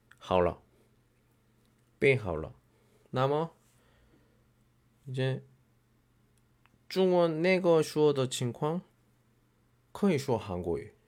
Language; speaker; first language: Chinese; non-native, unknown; Korean